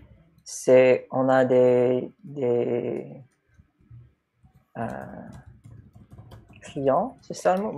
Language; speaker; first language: French; non-native, fluent; English